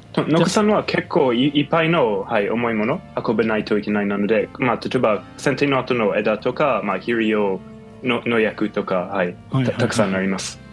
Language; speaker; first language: Japanese; non-native, fluent; English